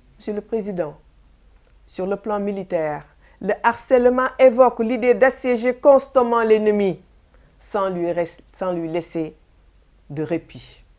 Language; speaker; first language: French; non-native, local second language; Wolof